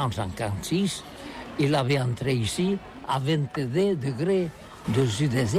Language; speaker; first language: French; non-native, learner; Catalan